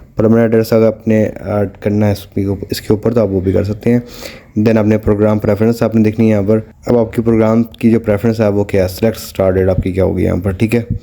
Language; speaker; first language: Urdu; non-native, local second language; Punjabi